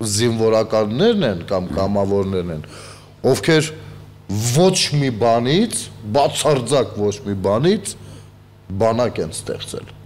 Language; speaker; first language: Armenian; native; Armenian